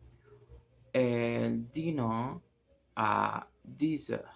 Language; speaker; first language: French; non-native, learner; Spanish